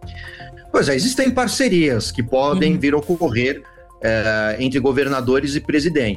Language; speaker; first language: Portuguese; native; Portuguese